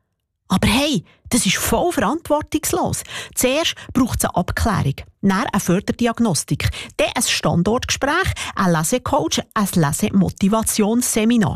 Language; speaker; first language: German; native; German